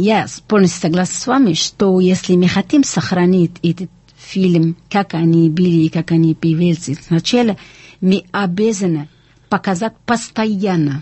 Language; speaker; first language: Russian; non-native, fluent; Arabic